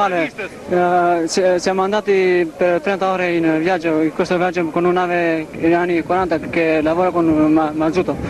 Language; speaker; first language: Italian; non-native, learner; Albanian